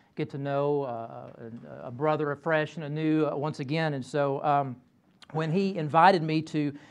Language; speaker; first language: English; native; English